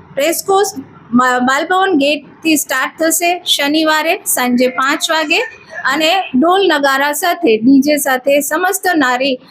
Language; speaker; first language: Gujarati; non-native, local second language; Sindhi